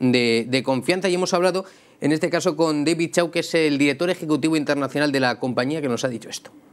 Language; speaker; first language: Spanish; native; Spanish